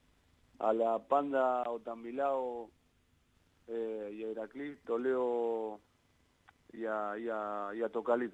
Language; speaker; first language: Greek; non-native, learner; Spanish